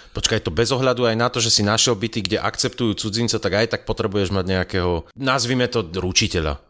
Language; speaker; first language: Slovak; native; Slovak